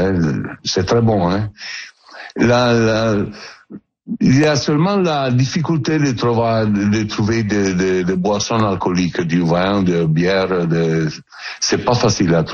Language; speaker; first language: French; non-native, learner; Italian